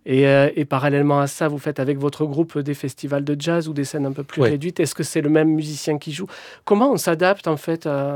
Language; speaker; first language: French; native; French